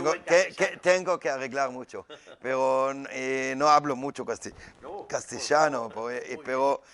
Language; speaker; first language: Spanish; non-native, learner; Hebrew